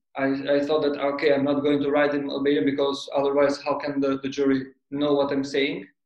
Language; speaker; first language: English; non-native, fluent; Albanian